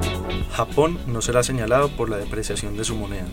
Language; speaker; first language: Spanish; native; Spanish